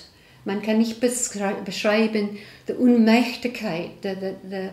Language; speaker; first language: German; non-native, learner; English